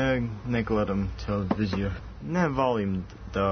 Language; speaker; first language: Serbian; non-native, learner; English